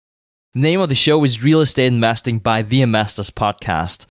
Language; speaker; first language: English; non-native, fluent; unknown